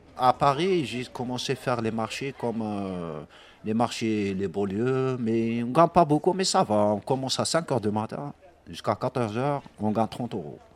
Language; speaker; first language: French; non-native, local second language; Arabic